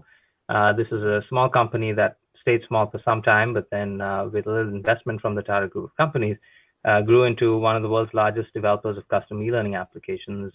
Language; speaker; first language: English; non-native, local second language; Konkani